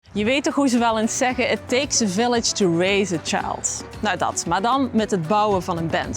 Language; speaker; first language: Dutch; native; Dutch